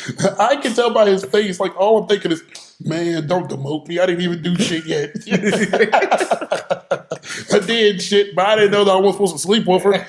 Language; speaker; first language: English; native; English